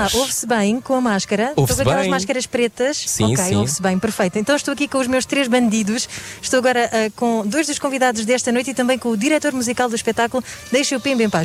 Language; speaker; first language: Portuguese; native; Portuguese